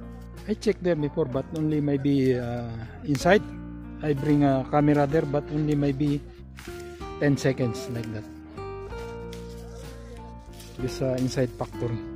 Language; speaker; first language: English; non-native, learner; Filipino